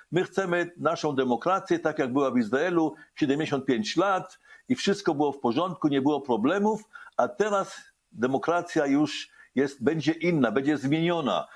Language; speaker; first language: Polish; early bilingual, heritage; Hebrew